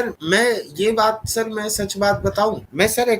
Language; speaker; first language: Hindi; native; Hindi